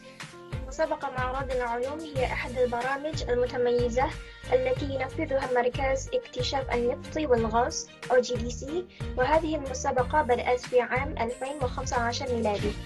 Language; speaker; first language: Arabic; non-native, learner; Malay